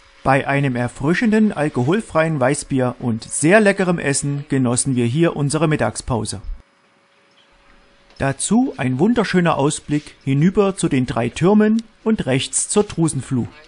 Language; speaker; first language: German; native; German